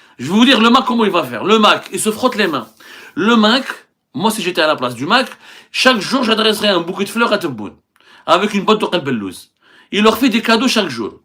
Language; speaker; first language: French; non-native, local second language; Arabic